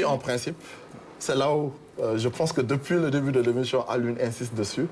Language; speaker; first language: French; non-native, local second language; Wolof